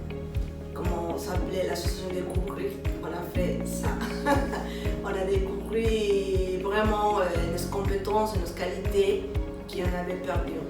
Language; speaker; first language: French; non-native, learner; Spanish